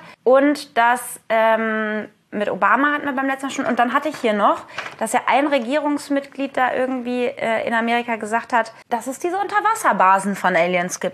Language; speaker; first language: German; native; German